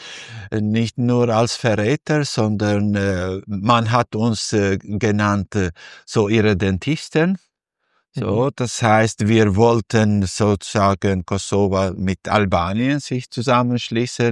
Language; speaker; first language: German; non-native, fluent; Albanian